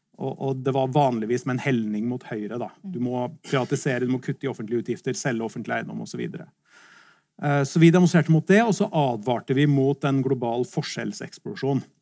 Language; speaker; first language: Norwegian; native; Norwegian